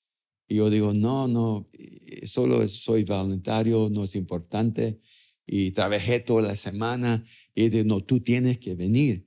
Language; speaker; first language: Spanish; early bilingual, other home language; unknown